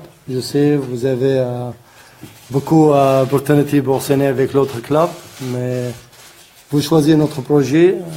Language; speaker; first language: French; non-native, learner; Arabic